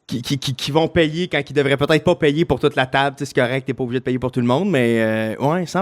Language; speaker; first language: French; native; French